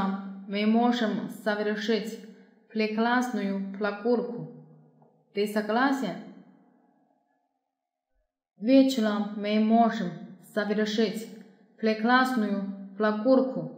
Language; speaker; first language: Russian; non-native, fluent; Chinese